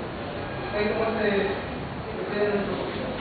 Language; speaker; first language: Spanish; native; Spanish